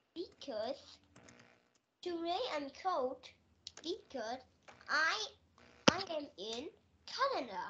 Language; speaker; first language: English; non-native, learner; Vietnamese